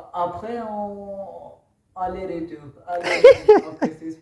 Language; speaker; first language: French; non-native, learner; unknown